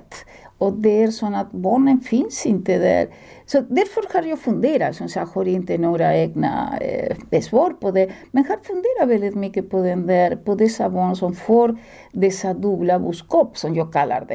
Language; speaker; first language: Swedish; non-native, fluent; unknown